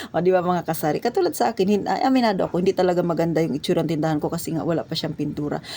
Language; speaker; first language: Filipino; non-native, local second language; Cebuano